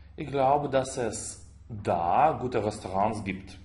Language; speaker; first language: German; non-native, fluent; Russian